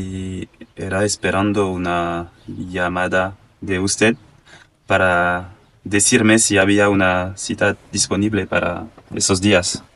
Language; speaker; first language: Spanish; non-native, learner; French